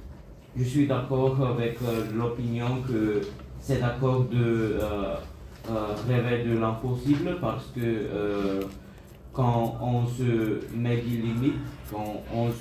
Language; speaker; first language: French; non-native, learner; Bulgarian